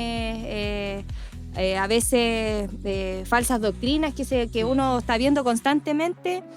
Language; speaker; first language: Spanish; native; Spanish